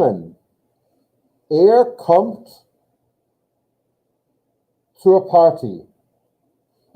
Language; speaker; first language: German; non-native, fluent; English